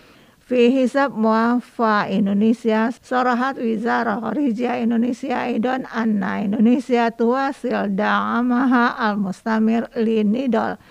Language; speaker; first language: Arabic; non-native, fluent; Indonesian